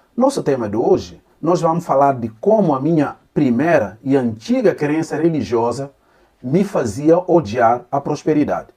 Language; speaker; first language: Portuguese; non-native, local second language; Upper Guinea Crioulo